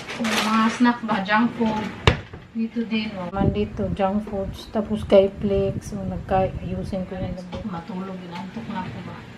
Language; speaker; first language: Filipino; non-native, local second language; Cebuano